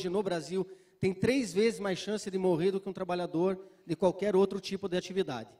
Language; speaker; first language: Portuguese; native; Portuguese